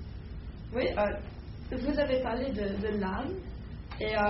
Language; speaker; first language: French; non-native, learner; English